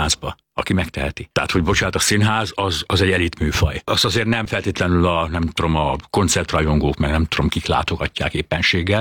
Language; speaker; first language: Hungarian; native; Hungarian